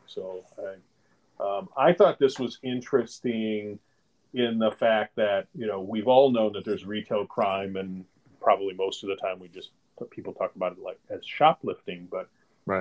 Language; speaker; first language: English; native; English